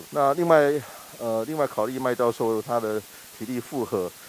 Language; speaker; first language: Chinese; native; Chinese